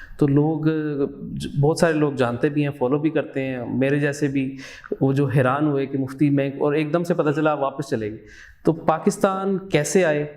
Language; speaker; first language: Urdu; native; Urdu